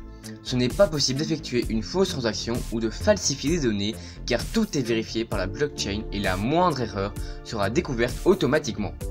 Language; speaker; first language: French; native; French